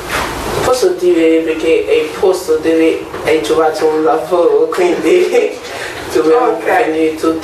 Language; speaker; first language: Italian; non-native, learner; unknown